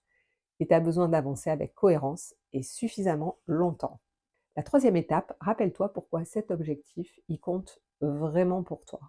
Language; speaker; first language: French; native; French